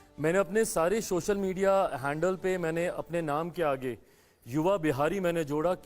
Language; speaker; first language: Hindi; native; Hindi